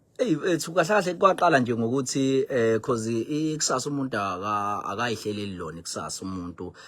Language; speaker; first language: Zulu; native; Zulu